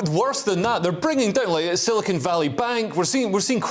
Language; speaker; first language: English; native; English